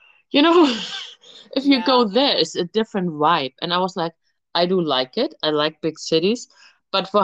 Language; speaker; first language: English; non-native, fluent; German